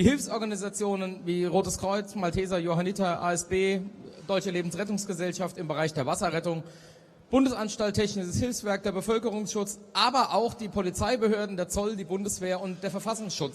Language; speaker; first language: German; native; German